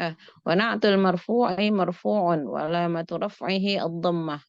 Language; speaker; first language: Arabic; non-native, learner; Indonesian